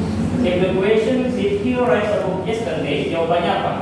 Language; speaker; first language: English; non-native, fluent; Indonesian